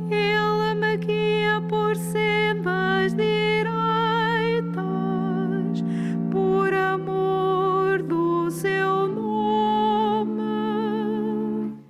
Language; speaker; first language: Portuguese; native; Portuguese